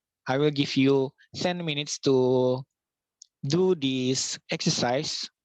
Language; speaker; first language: English; non-native, local second language; Indonesian